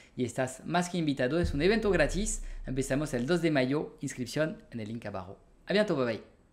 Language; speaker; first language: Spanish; non-native, fluent; French